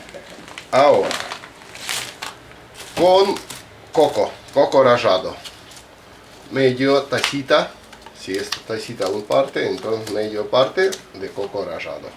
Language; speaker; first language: Spanish; non-native, fluent; Russian